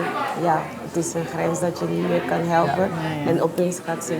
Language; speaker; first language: Dutch; non-native, local second language; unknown